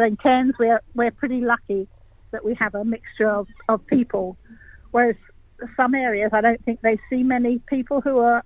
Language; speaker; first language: English; native; English